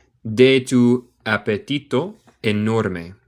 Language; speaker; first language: Spanish; non-native, learner; English